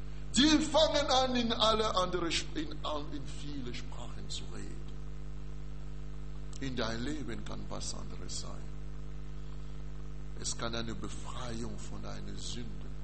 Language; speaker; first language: German; non-native, learner; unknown